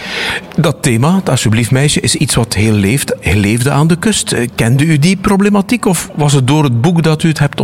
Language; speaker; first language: Dutch; native; Dutch